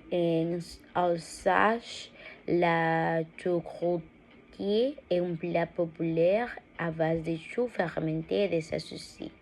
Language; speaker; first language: French; non-native, learner; Spanish